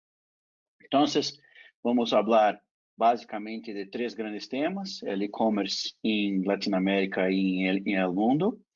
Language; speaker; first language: Spanish; non-native, fluent; Portuguese